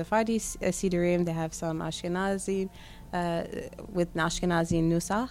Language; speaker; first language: English; non-native, local second language; Shona